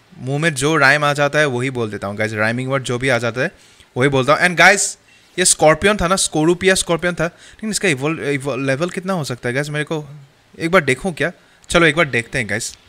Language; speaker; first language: Hindi; native; Hindi